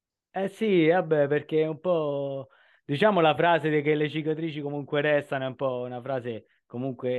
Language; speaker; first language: Italian; native; Italian